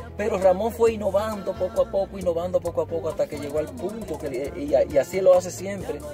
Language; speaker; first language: Spanish; native; Spanish